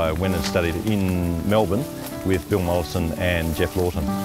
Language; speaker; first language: English; native; English